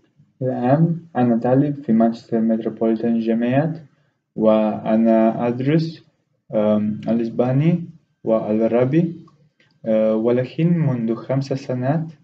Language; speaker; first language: Arabic; non-native, learner; Romanian